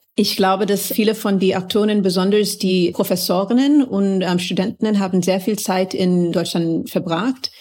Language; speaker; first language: German; non-native, fluent; English